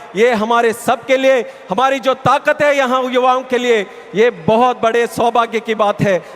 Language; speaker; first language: Hindi; non-native, local second language; Telugu